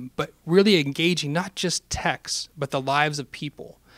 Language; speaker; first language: English; native; English